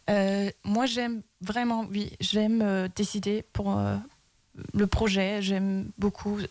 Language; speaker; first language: French; early bilingual, heritage; Danish